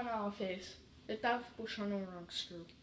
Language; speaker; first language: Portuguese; early bilingual, heritage; English